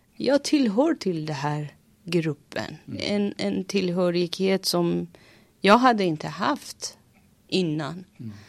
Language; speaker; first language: Swedish; non-native, fluent; Persian